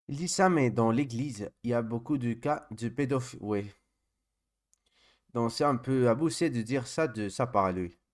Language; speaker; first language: French; non-native, learner; Spanish